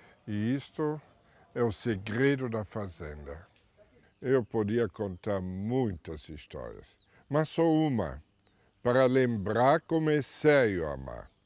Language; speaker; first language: Portuguese; non-native, fluent; German